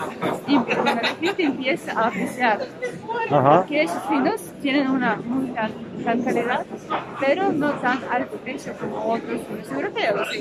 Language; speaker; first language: Spanish; non-native, fluent; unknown